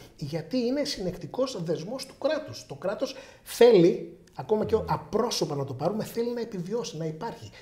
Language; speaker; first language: Greek; early bilingual, heritage; Greek